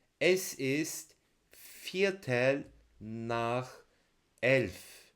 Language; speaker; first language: German; non-native, fluent; Turkish